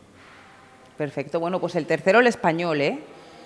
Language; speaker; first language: Spanish; native; Spanish